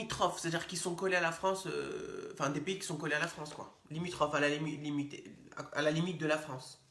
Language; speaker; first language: French; native; French